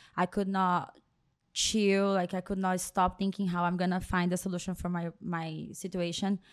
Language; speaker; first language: English; non-native, fluent; Portuguese